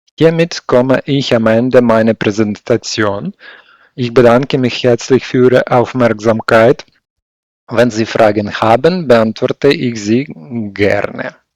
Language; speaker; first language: German; non-native, learner; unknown